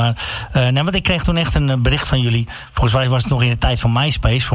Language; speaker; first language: Dutch; native; Dutch